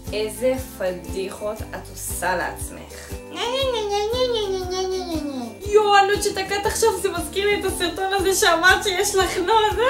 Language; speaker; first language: Hebrew; native; Hebrew